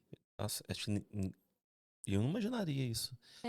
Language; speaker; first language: Portuguese; native; Portuguese